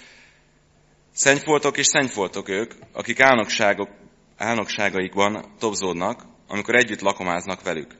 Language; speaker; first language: Hungarian; native; Hungarian